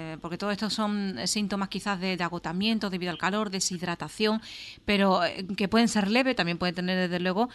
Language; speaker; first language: Spanish; native; Spanish